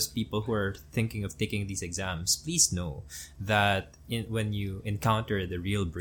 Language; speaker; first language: English; non-native, local second language; Filipino